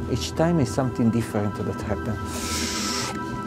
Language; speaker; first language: English; non-native, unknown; Italian